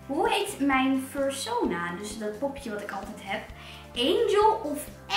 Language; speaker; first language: Dutch; native; Dutch